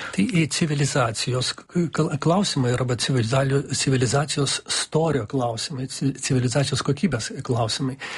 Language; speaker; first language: Lithuanian; non-native, local second language; Russian